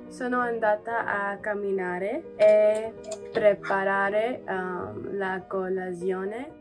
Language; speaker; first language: Italian; non-native, learner; English